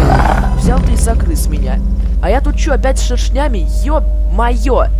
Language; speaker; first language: Russian; native; Russian